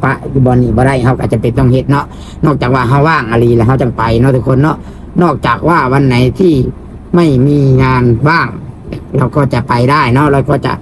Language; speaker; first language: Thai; non-native, local second language; Lao